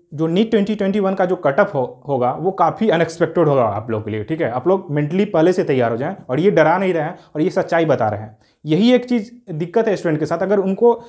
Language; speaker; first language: Hindi; native; Hindi